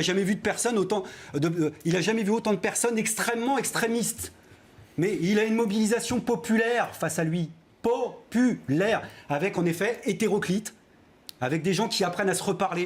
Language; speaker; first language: French; native; French